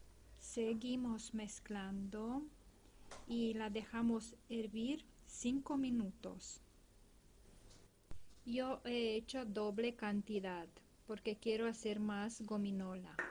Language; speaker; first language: Spanish; non-native, fluent; Romanian